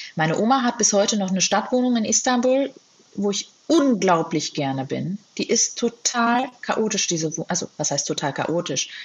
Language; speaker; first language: German; native; German